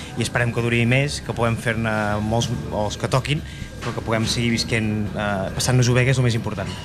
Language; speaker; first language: Catalan; native; Catalan